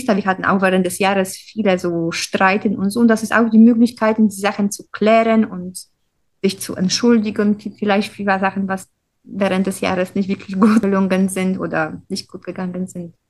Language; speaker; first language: German; non-native, fluent; Polish